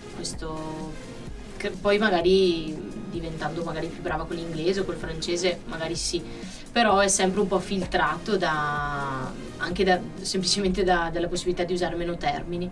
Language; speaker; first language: Italian; native; Italian